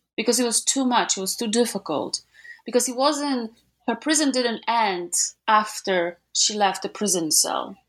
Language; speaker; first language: English; non-native, fluent; Polish